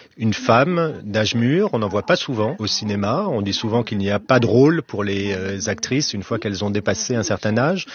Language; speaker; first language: French; native; French